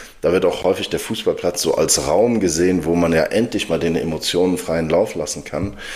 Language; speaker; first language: German; early bilingual, other home language; Arabic